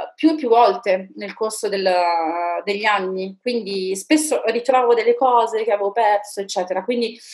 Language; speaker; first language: Italian; native; Italian